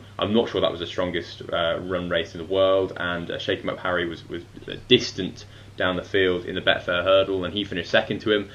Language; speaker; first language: English; native; English